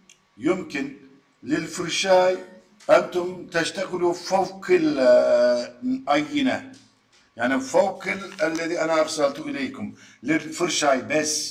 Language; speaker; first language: Arabic; non-native, fluent; Turkish